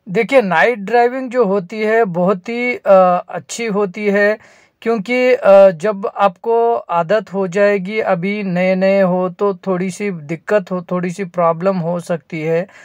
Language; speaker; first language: Hindi; non-native, local second language; Marathi